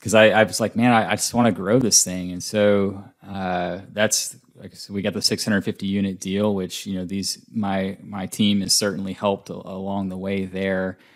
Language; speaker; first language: English; native; English